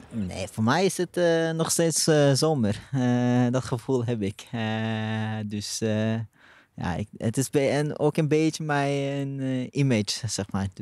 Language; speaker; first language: Dutch; non-native, fluent; Norwegian